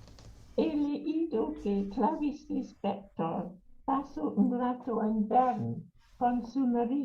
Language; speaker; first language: Spanish; non-native, learner; English